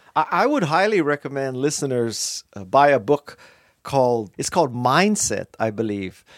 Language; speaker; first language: English; native; English